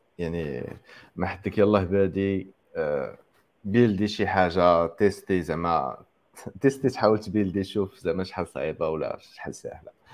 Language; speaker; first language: Arabic; native; Arabic